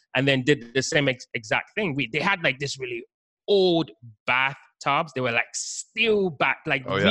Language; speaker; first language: English; non-native, local second language; Yoruba